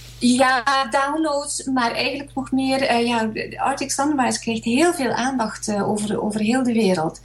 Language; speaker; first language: Dutch; early bilingual, other home language; Hungarian